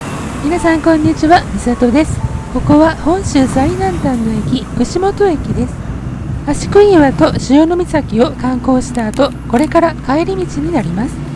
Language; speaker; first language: Japanese; native; Japanese